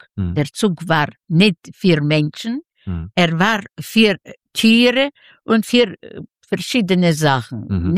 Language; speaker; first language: German; non-native, learner; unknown